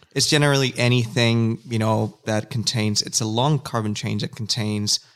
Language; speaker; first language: English; non-native, fluent; Spanish